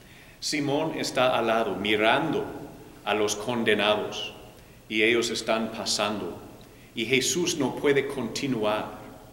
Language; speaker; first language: Spanish; non-native, fluent; English